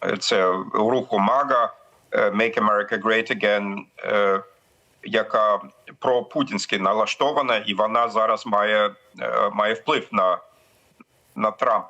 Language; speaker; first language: Ukrainian; non-native, fluent; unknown